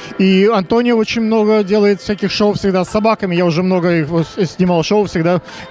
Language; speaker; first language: Russian; native; Russian